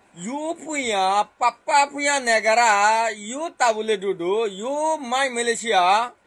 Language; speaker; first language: Malay; non-native, fluent; Rohingya